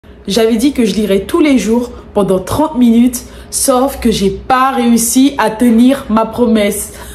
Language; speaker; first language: French; native; French